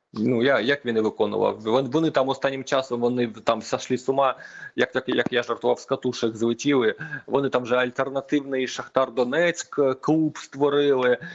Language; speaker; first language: Ukrainian; non-native, local second language; Russian